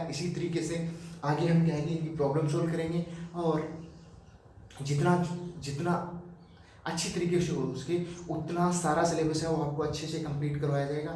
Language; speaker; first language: Hindi; native; Hindi